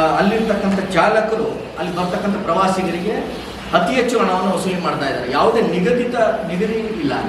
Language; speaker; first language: Kannada; native; Kannada